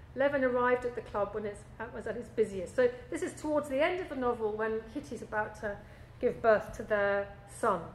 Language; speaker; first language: English; native; English